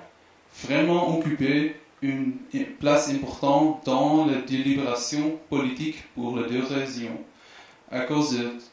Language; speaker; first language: French; non-native, fluent; Dutch